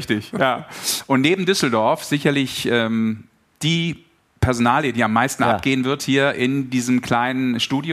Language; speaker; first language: German; native; German